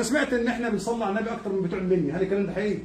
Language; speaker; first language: Arabic; native; Arabic